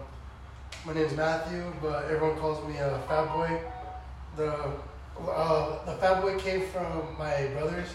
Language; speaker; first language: English; native; English